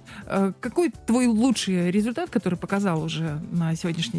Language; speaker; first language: Russian; native; Russian